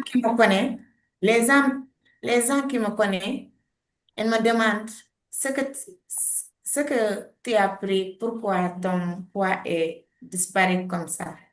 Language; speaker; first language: French; non-native, learner; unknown